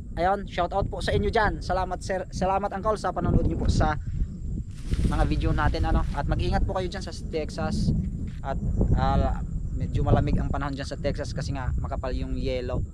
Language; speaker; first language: Filipino; native; Filipino